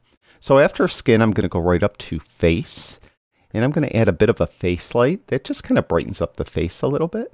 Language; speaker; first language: English; native; English